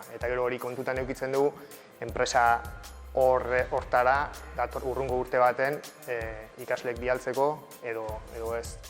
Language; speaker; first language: Basque; native; Basque